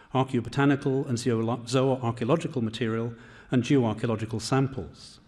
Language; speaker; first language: English; native; English